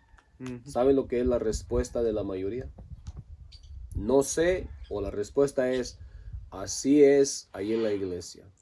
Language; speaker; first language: Spanish; non-native, local second language; Low German